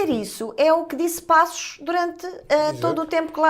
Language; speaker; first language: Portuguese; native; Portuguese